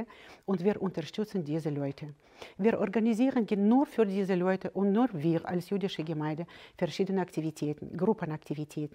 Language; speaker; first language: German; non-native, fluent; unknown